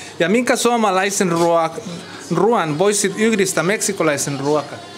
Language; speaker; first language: Finnish; non-native, learner; Spanish